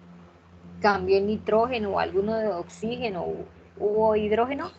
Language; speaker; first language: Spanish; native; Spanish